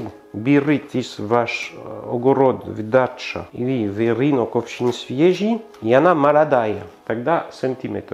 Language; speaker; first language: Russian; non-native, learner; French